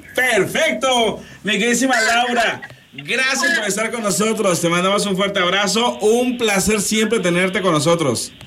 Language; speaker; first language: Spanish; native; Spanish